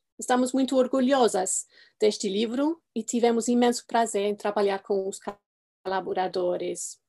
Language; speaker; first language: Portuguese; non-native, fluent; English